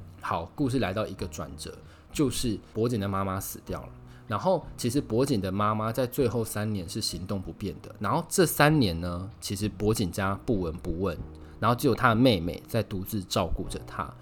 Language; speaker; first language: Chinese; native; Chinese